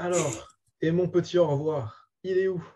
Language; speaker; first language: French; native; French